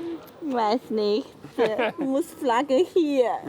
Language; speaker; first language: German; non-native, learner; Chinese